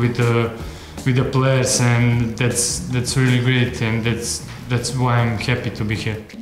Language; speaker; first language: English; non-native, fluent; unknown